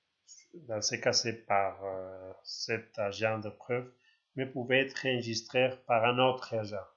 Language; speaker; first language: French; non-native, learner; Spanish